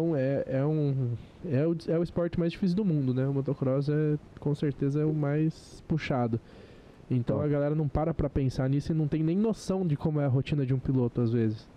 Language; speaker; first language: Portuguese; native; Portuguese